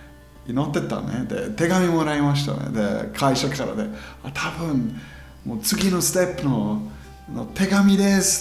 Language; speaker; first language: Japanese; non-native, fluent; German